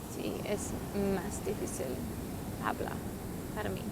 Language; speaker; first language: Spanish; non-native, learner; English